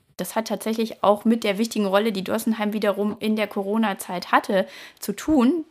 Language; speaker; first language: German; native; German